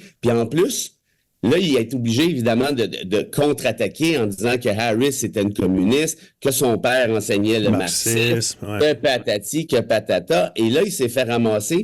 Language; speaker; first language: French; native; French